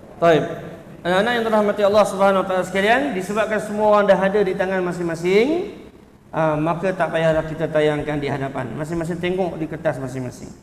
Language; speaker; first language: Malay; native; Malay